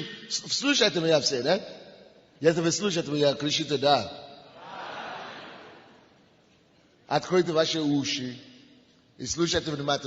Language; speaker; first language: Russian; non-native, fluent; Yoruba